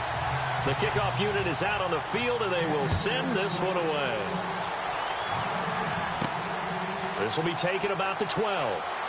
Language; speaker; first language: English; native; English